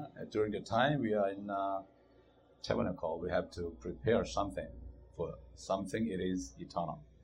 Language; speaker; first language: English; non-native, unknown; Korean